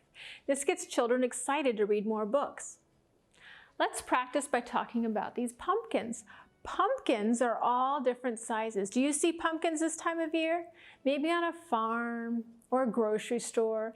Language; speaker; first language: English; native; English